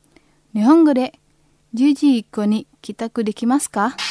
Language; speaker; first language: Japanese; non-native, fluent; Indonesian